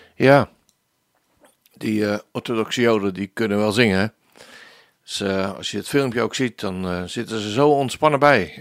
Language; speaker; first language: Dutch; native; Dutch